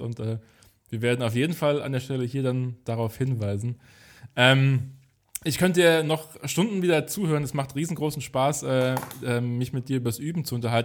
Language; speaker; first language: German; native; German